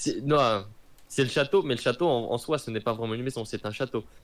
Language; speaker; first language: French; native; French